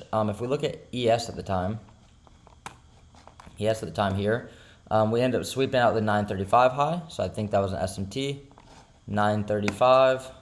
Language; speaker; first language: English; native; English